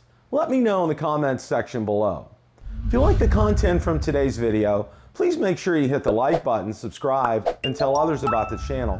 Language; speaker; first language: English; native; English